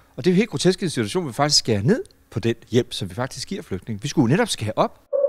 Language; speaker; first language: Danish; native; Danish